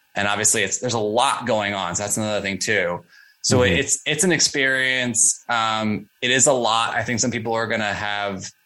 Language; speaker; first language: English; native; English